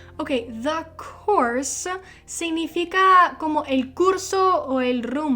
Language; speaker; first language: Spanish; non-native, fluent; English